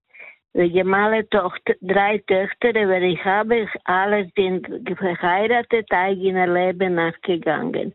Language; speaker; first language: German; non-native, fluent; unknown